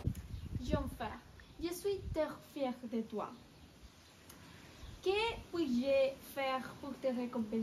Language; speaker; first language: French; non-native, learner; Spanish